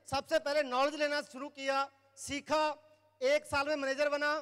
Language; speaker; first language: Hindi; native; Hindi